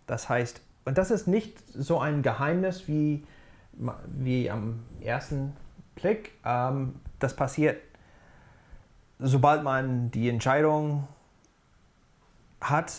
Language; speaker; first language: German; non-native, fluent; English